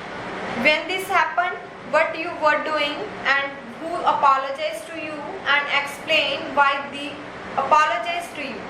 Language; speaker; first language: English; non-native, local second language; Punjabi